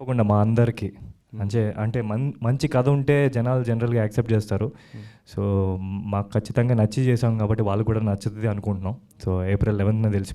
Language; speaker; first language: Telugu; native; Telugu